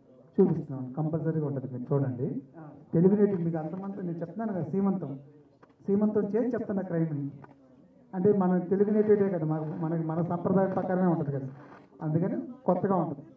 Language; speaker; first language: Telugu; native; Telugu